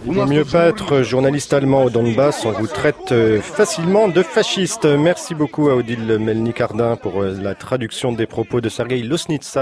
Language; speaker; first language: French; native; French